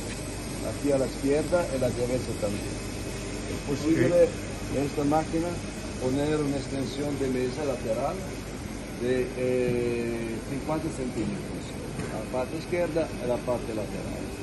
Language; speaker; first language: Spanish; non-native, learner; Italian